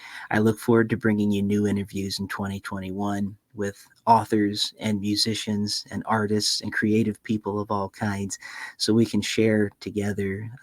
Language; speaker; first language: English; native; English